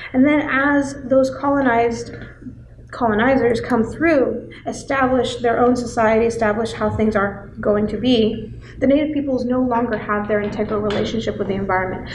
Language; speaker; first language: English; native; English